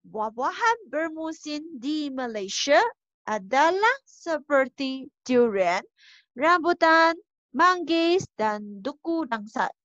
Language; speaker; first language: Malay; non-native, local second language; Chinese